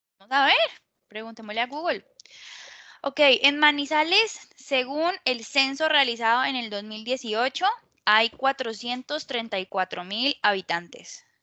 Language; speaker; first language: Spanish; native; Spanish